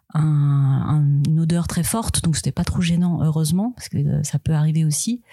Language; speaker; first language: French; native; French